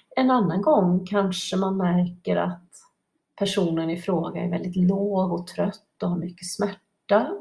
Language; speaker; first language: Swedish; native; Swedish